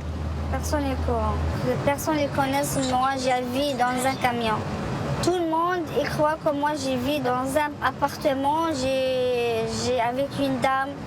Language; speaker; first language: French; non-native, learner; Arabic